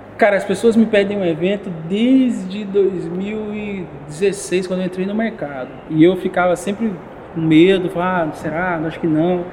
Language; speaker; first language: Portuguese; native; Portuguese